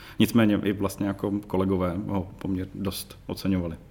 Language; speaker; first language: Czech; native; Czech